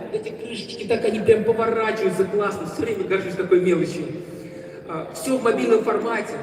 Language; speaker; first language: Russian; native; Russian